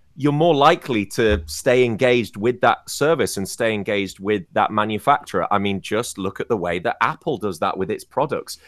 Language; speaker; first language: English; native; English